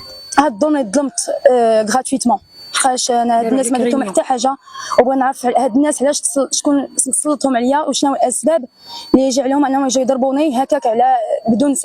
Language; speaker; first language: Arabic; early bilingual, heritage; Arabic